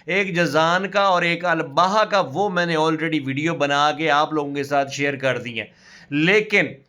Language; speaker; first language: Urdu; non-native, local second language; Punjabi